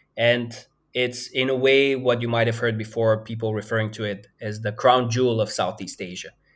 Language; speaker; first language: English; non-native, fluent; Bulgarian